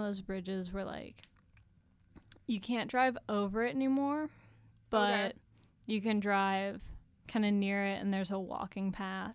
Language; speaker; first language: English; native; English